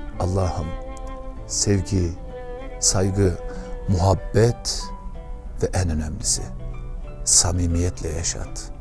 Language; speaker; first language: Turkish; native; Turkish